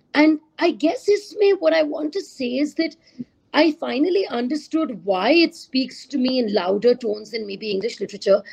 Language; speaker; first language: English; non-native, local second language; Urdu